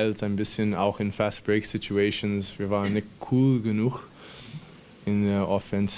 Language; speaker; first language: German; non-native, fluent; English